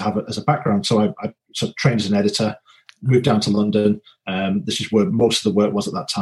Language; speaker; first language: English; native; English